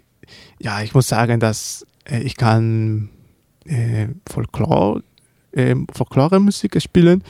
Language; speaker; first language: German; non-native, learner; Spanish